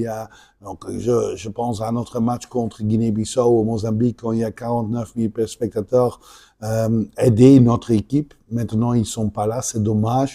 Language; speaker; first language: French; non-native, local second language; Dutch